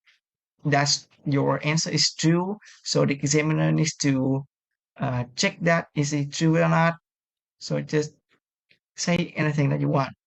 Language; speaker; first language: English; non-native, fluent; Vietnamese